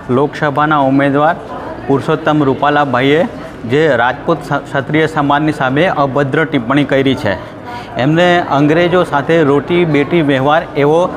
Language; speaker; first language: Gujarati; native; Gujarati